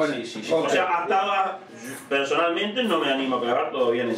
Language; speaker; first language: Spanish; native; Spanish